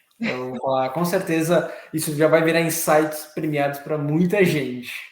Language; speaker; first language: Portuguese; native; Portuguese